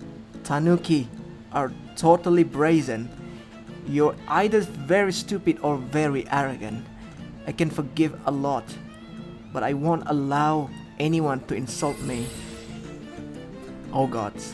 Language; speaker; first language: English; non-native, fluent; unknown